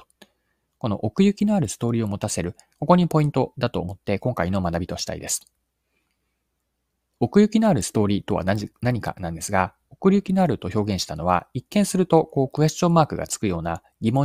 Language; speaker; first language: Japanese; native; Japanese